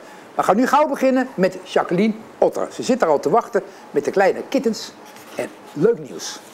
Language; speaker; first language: Dutch; native; Dutch